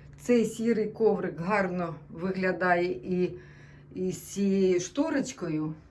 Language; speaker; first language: Ukrainian; non-native, local second language; Russian